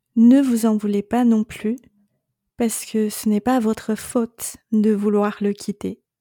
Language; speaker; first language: French; non-native, fluent; Chinese